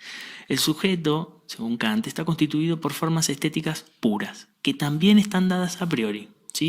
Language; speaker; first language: Spanish; native; Spanish